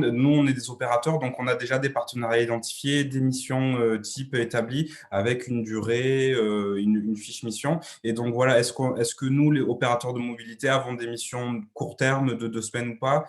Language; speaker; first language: French; native; French